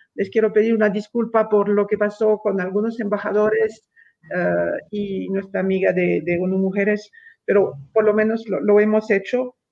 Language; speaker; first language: Spanish; non-native, fluent; French